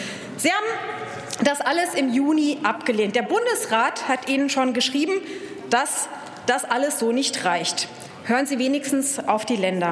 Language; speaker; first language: German; early bilingual, other home language; Turkish